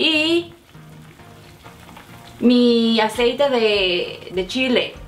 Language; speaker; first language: Spanish; non-native, fluent; Korean